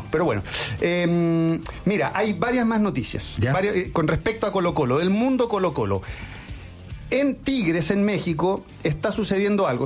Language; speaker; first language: Spanish; native; Spanish